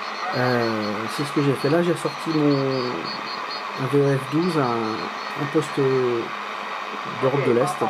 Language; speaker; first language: French; native; French